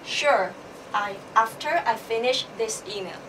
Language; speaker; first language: English; non-native, fluent; Vietnamese